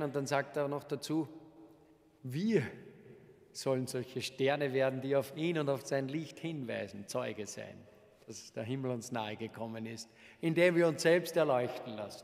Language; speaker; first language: German; native; German